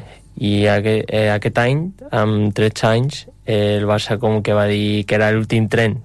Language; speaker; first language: Catalan; non-native, local second language; Spanish